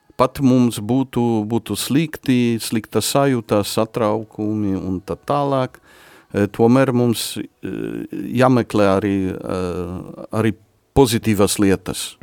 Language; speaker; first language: Latvian; non-native, fluent; Polish